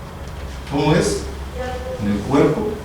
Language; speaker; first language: Spanish; native; Spanish